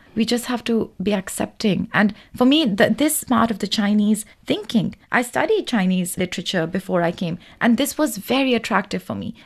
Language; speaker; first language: English; non-native, local second language; Urdu